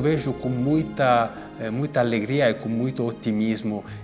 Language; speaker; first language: Portuguese; non-native, fluent; Italian